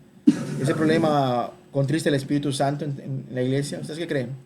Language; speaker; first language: Spanish; native; Spanish